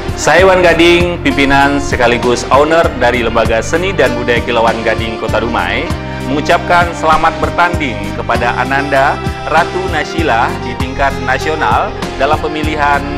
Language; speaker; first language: Indonesian; native; Indonesian